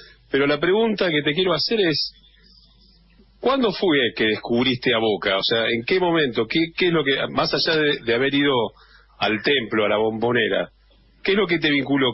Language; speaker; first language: Spanish; native; Spanish